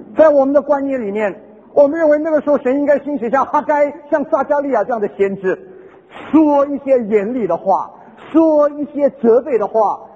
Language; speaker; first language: Chinese; non-native, local second language; Hakka Chinese